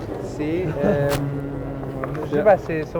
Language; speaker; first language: French; non-native, learner; Italian